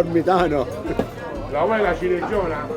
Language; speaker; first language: Italian; native; Italian